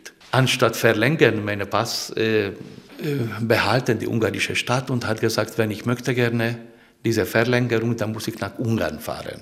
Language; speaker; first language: German; non-native, fluent; Hungarian